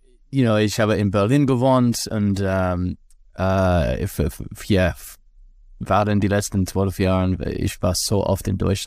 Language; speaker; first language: German; non-native, learner; English